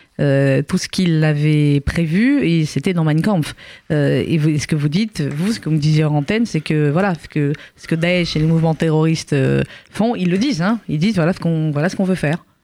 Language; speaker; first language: French; native; French